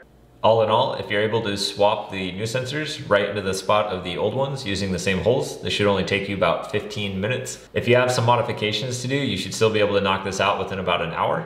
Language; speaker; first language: English; native; English